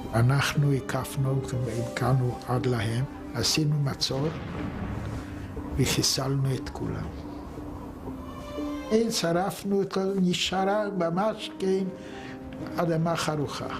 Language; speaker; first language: Hebrew; non-native, fluent; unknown